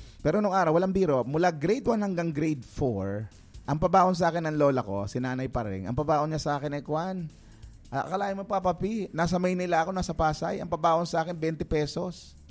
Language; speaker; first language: Filipino; native; Filipino